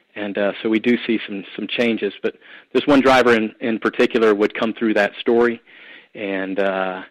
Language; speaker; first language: English; native; English